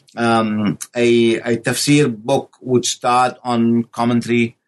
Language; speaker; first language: English; native; English